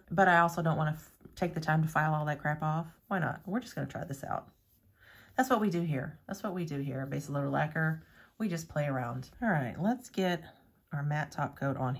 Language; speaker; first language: English; native; English